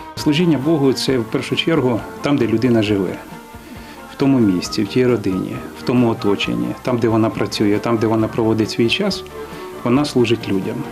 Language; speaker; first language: Ukrainian; native; Ukrainian